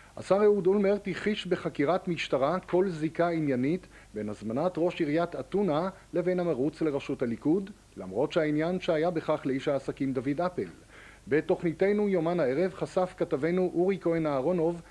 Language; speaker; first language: Hebrew; native; Hebrew